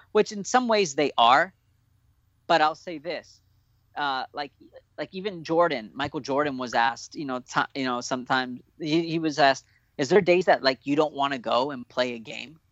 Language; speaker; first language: English; native; English